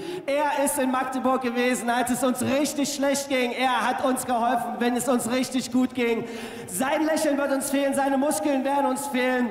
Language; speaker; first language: German; native; German